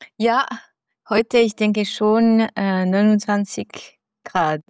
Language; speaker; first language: German; non-native, local second language; French